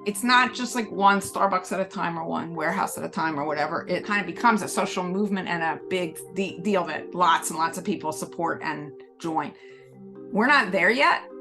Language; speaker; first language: English; native; English